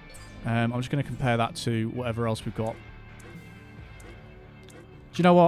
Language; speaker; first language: English; native; English